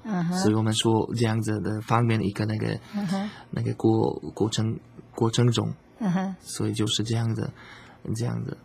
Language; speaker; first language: Chinese; non-native, learner; Slovak